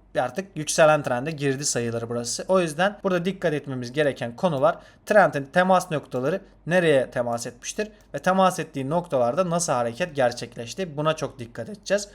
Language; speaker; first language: Turkish; non-native, fluent; Azerbaijani